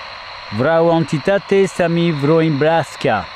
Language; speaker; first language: Romanian; non-native, learner; French